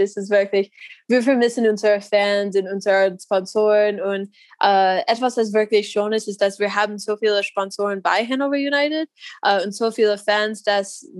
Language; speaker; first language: German; non-native, learner; English